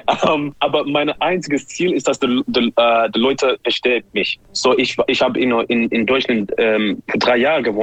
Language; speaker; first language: German; non-native, learner; English